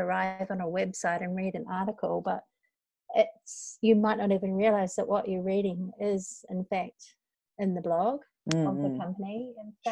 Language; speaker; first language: English; native; English